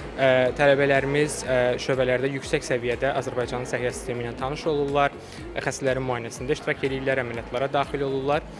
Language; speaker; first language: Azerbaijani; native; Azerbaijani